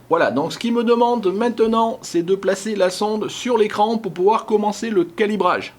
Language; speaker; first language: French; native; French